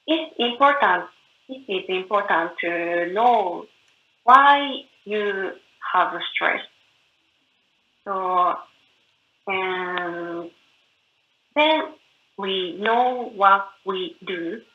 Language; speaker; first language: English; non-native, learner; Japanese